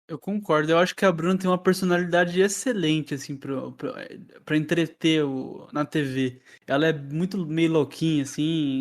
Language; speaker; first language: Portuguese; native; Portuguese